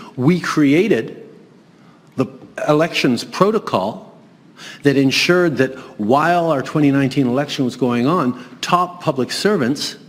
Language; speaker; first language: English; early bilingual, other home language; French